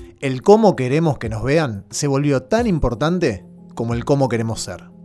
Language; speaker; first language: Spanish; native; Spanish